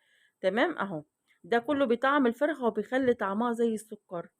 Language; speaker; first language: Arabic; native; Arabic